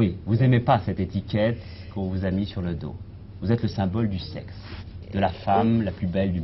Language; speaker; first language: French; native; French